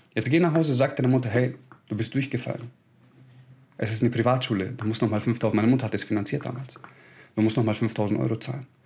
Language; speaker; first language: German; early bilingual, other home language; Croatian